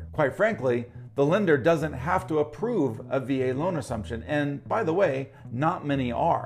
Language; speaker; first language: English; native; English